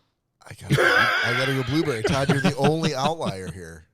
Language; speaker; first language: English; native; English